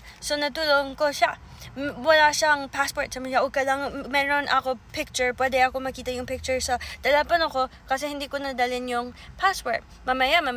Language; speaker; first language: Filipino; early bilingual, heritage; Filipino